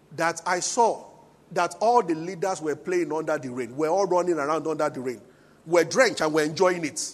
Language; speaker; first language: English; non-native, local second language; Yoruba